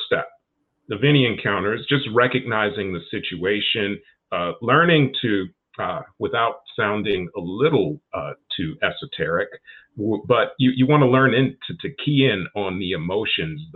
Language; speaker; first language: English; native; English